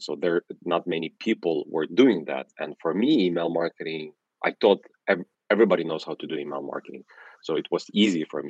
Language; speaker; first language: English; non-native, fluent; Ukrainian